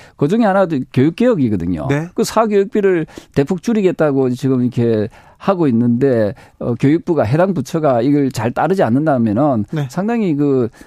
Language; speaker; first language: Korean; native; Korean